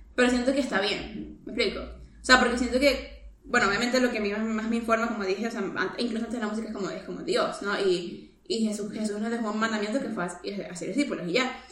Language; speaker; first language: Spanish; native; Spanish